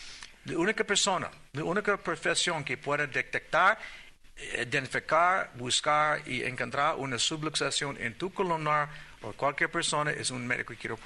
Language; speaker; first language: Spanish; non-native, learner; English